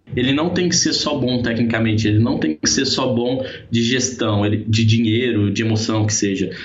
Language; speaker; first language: Portuguese; native; Portuguese